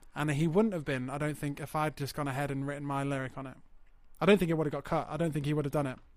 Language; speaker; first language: English; native; English